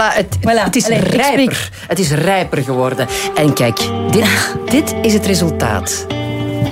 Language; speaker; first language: Dutch; native; Dutch